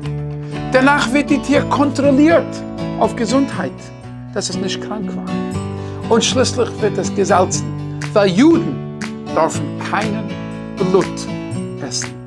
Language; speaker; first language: German; non-native, fluent; English